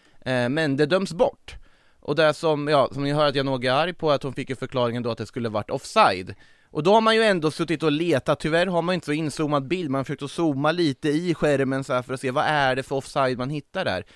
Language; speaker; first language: Swedish; native; Swedish